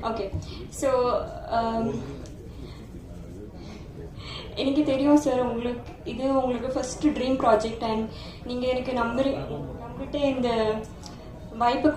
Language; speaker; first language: Tamil; non-native, learner; Bangla